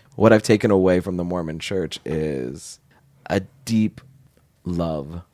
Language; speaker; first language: English; native; English